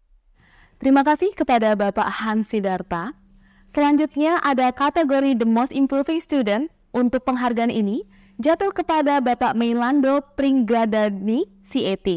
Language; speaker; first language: Indonesian; native; Indonesian